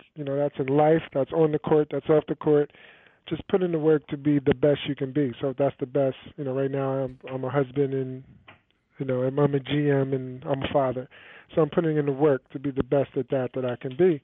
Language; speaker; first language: English; native; English